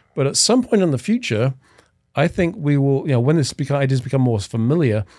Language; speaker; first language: English; native; English